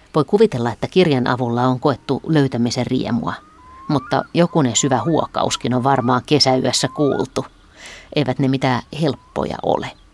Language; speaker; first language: Finnish; native; Finnish